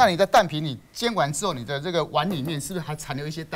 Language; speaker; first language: Chinese; native; Chinese